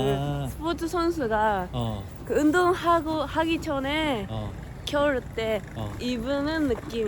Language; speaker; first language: Korean; non-native, fluent; Japanese